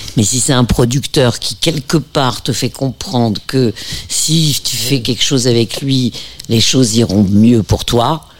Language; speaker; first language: French; early bilingual, heritage; French